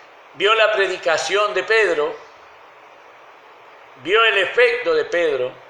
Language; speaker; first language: Spanish; native; Spanish